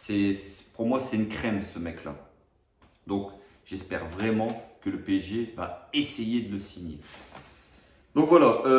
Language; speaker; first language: French; native; French